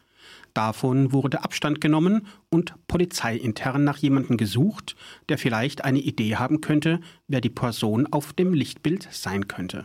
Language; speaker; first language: German; native; German